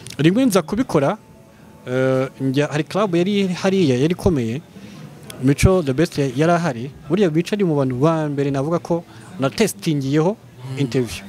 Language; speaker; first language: Kinyarwanda; early bilingual, heritage; Kinyarwanda